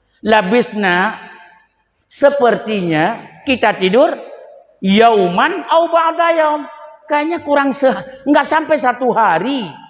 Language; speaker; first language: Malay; non-native, local second language; Achinese